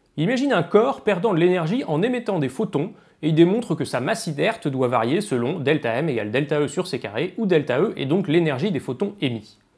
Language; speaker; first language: French; native; French